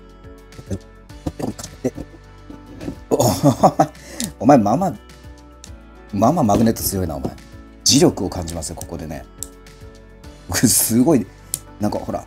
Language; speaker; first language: Japanese; native; Japanese